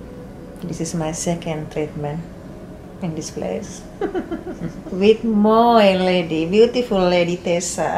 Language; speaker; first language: English; non-native, learner; Indonesian